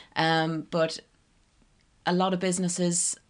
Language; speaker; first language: English; native; English